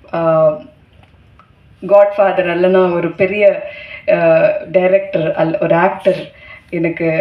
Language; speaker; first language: Tamil; non-native, fluent; Malayalam